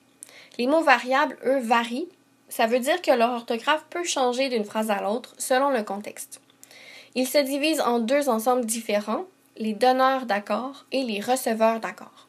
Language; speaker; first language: French; native; French